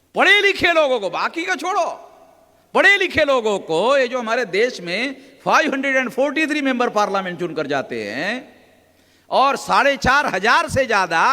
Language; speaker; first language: Hindi; non-native, local second language; Marathi